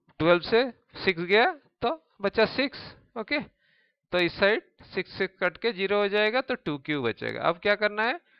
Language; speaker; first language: Hindi; native; Hindi